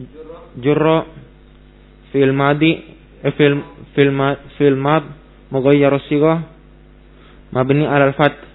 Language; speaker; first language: Arabic; non-native, learner; Indonesian